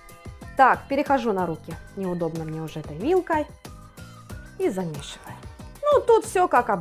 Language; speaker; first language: Russian; native; Russian